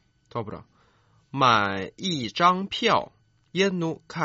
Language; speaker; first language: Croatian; non-native, fluent; Chinese